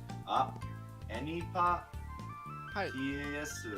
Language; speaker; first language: Japanese; non-native, learner; English